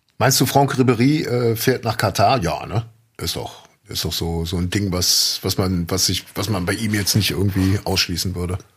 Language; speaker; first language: German; native; German